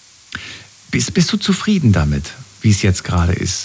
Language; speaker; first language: German; native; German